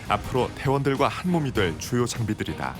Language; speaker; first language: Korean; native; Korean